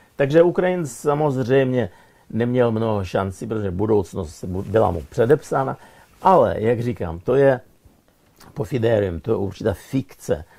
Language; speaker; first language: Czech; non-native, fluent; Ukrainian